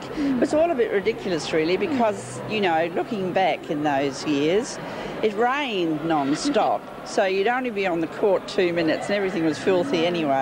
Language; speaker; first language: English; native; English